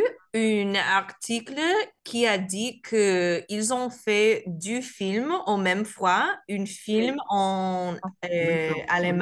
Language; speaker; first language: French; non-native, learner; Spanish